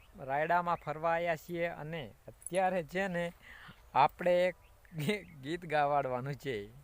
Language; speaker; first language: Gujarati; non-native, local second language; Bhili